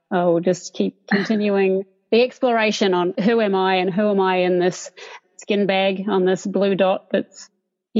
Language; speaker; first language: English; native; English